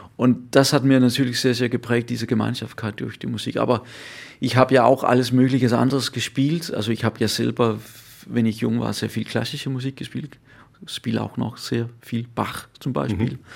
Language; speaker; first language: German; non-native, learner; Danish